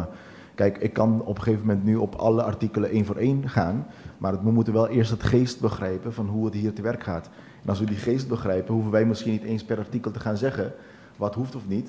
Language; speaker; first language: Dutch; non-native, local second language; Papiamento